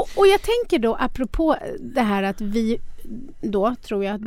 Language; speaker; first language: Swedish; native; Swedish